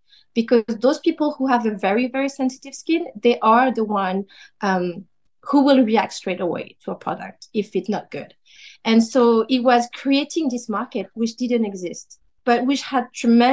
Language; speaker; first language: English; non-native, fluent; French